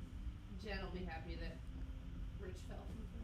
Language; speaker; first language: English; native; English